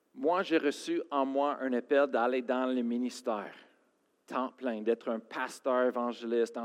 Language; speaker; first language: French; non-native, fluent; English